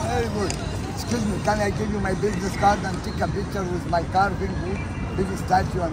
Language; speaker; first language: English; non-native, learner; Arabic